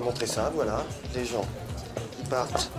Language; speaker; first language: French; native; French